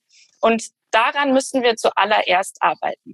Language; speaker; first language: German; native; German